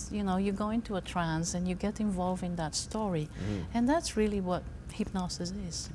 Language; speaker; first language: English; non-native, fluent; Romanian